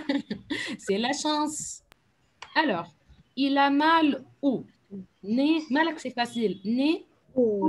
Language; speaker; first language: French; non-native, fluent; Arabic